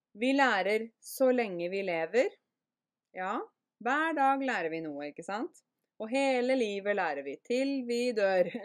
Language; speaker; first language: Norwegian; native; Norwegian